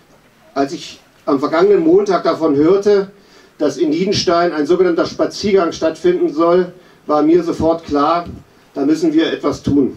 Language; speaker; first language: German; native; German